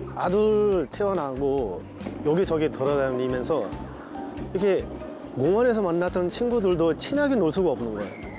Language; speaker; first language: Korean; non-native, fluent; Nepali